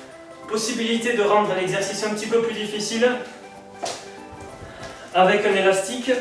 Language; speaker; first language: French; native; French